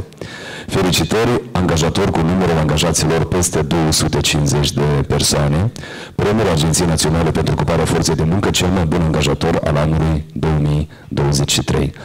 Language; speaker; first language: Romanian; native; Romanian